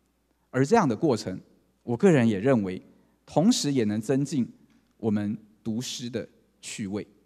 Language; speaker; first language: Chinese; native; Chinese